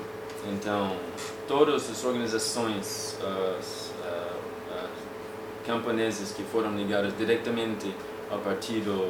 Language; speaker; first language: Portuguese; non-native, fluent; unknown